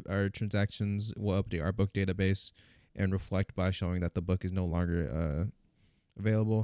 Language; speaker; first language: English; native; English